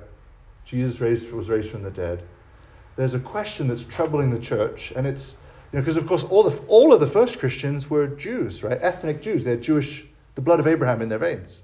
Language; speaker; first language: English; native; English